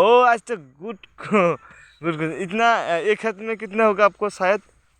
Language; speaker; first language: Hindi; non-native, local second language; Bangla